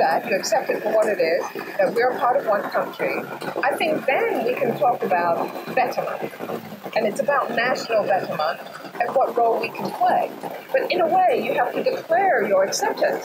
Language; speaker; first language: English; non-native, local second language; Cantonese